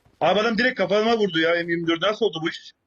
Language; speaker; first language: Turkish; native; Turkish